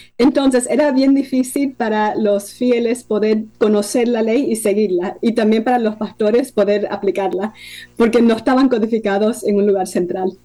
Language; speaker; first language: Spanish; early bilingual, heritage; Spanish